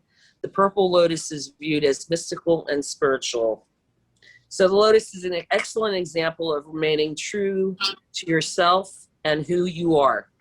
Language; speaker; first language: English; native; English